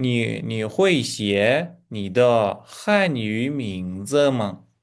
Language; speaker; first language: Chinese; non-native, fluent; Uzbek